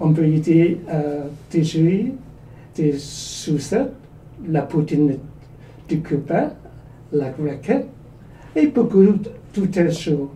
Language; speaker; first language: French; non-native, learner; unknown